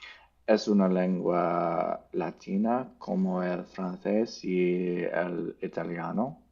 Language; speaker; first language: Spanish; non-native, learner; English